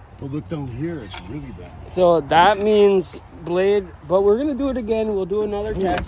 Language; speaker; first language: English; native; English